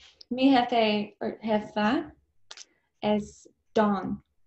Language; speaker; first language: Spanish; non-native, learner; English